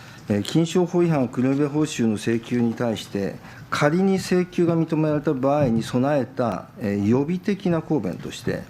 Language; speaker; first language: Japanese; native; Japanese